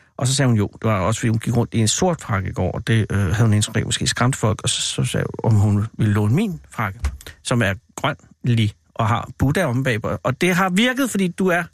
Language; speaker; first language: Danish; native; Danish